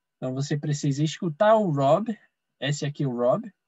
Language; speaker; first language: Portuguese; non-native, fluent; English